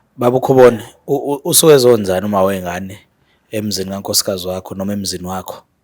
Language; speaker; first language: Zulu; native; Zulu